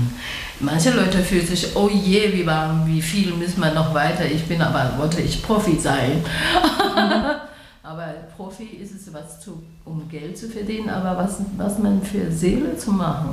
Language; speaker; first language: German; non-native, learner; Chinese